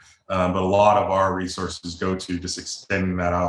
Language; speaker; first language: English; native; English